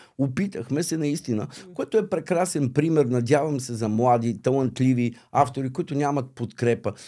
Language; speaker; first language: Bulgarian; native; Bulgarian